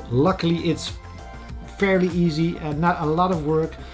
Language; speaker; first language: English; non-native, fluent; Dutch